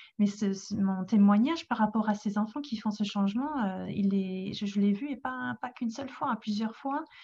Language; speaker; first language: French; non-native, fluent; English